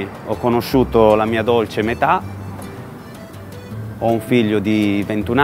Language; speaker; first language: Italian; non-native, learner; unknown